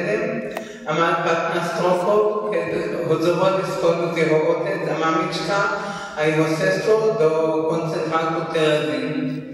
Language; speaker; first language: Slovak; early bilingual, heritage; Slovak